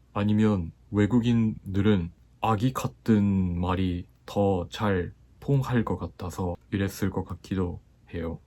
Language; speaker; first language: Korean; non-native, fluent; Japanese